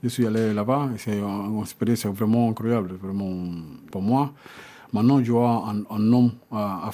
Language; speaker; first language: French; non-native, learner; Spanish